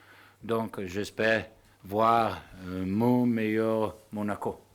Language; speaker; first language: French; non-native, learner; Italian